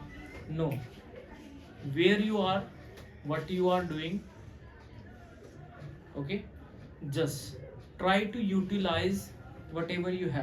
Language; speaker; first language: English; non-native, local second language; Hindi